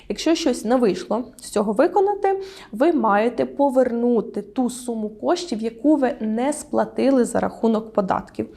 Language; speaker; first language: Ukrainian; native; Ukrainian